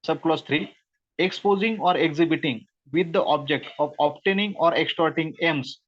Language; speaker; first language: English; non-native, local second language; Marathi